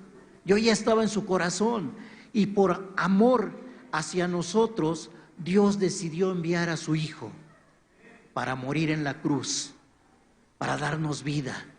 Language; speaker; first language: Spanish; native; Spanish